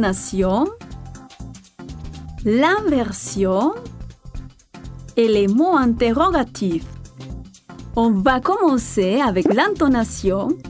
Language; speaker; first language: French; non-native, fluent; Spanish